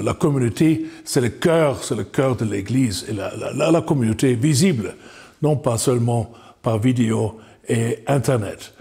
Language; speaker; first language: French; non-native, fluent; German